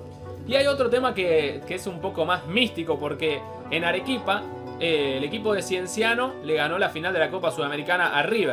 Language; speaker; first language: Spanish; native; Spanish